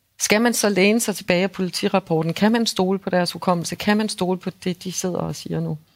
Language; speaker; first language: Danish; native; Danish